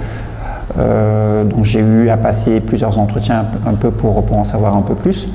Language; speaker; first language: French; non-native, local second language; Wolof